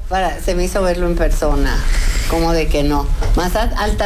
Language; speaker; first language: Spanish; native; Spanish